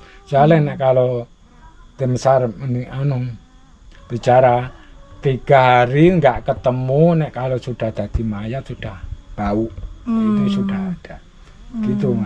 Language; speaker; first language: Indonesian; non-native, local second language; Javanese